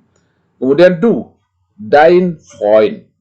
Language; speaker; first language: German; non-native, fluent; Indonesian